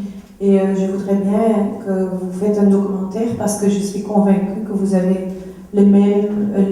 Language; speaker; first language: French; non-native, local second language; Dutch